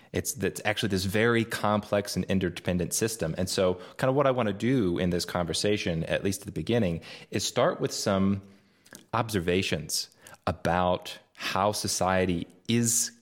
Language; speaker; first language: English; native; English